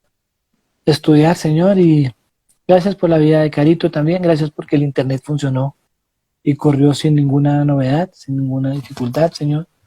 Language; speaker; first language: Spanish; native; Spanish